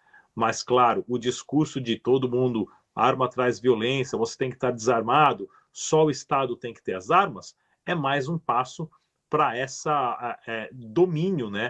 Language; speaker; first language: Portuguese; native; Portuguese